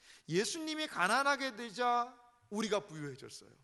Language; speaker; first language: Korean; native; Korean